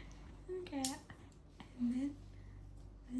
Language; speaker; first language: English; non-native, local second language; Indonesian